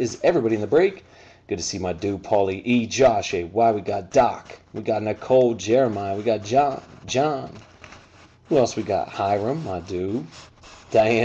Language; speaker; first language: English; native; English